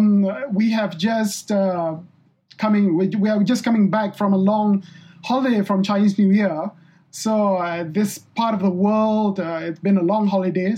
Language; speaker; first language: English; non-native, local second language; Malay